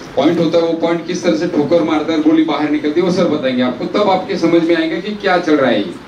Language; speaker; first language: Hindi; non-native, local second language; Marathi